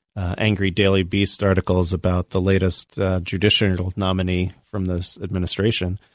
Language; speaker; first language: English; native; English